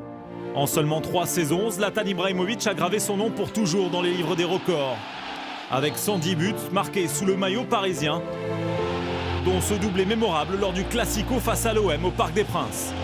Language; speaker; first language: French; native; French